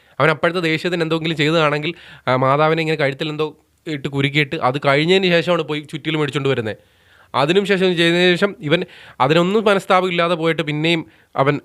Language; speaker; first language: Malayalam; native; Malayalam